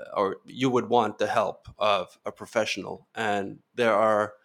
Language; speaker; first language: English; non-native, fluent; Norwegian